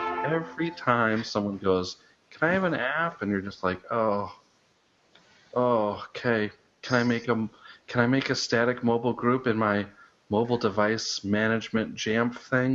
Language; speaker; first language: English; native; English